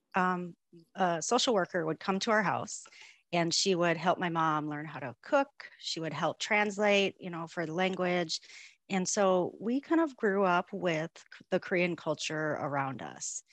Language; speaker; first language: English; native; English